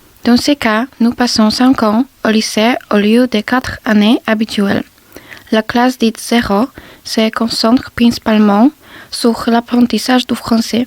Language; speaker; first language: French; non-native, learner; Polish